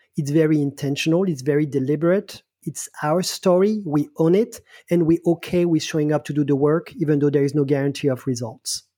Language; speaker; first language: English; non-native, fluent; French